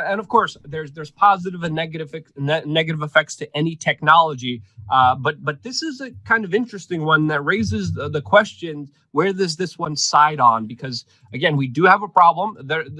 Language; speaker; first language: English; non-native, fluent; Polish